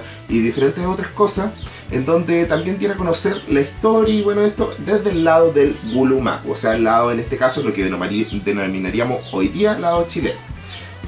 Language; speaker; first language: Spanish; native; Spanish